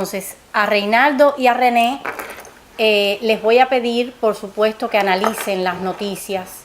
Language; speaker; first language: Spanish; native; Spanish